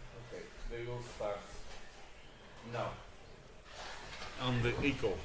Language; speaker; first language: English; non-native, learner; Portuguese